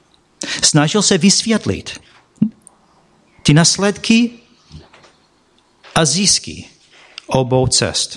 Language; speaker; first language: Czech; non-native, fluent; English